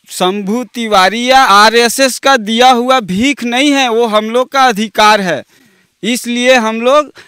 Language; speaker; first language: Hindi; native; Hindi